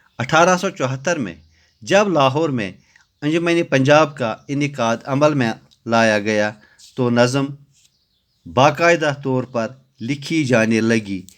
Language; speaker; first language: Urdu; native; Urdu